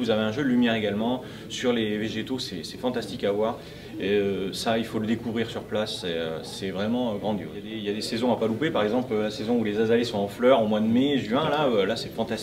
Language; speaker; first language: French; native; French